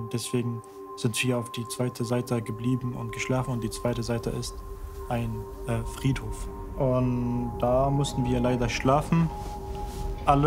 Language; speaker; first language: German; non-native, fluent; Arabic